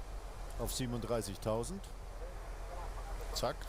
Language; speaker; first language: German; native; German